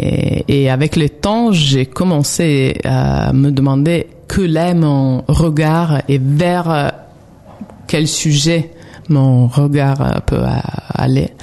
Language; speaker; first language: French; non-native, fluent; Italian